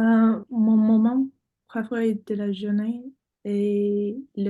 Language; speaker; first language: French; non-native, learner; English